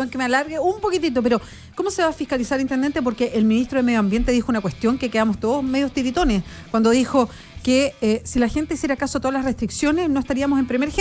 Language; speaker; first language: Spanish; native; Spanish